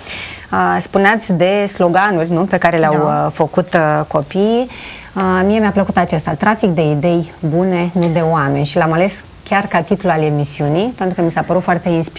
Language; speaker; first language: Romanian; native; Romanian